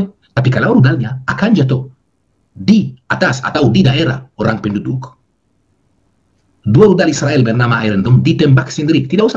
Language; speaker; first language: Indonesian; non-native, fluent; Hebrew